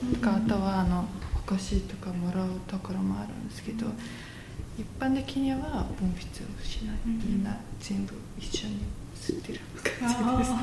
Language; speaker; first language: Japanese; non-native, fluent; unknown